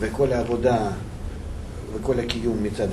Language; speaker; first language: Hebrew; non-native, fluent; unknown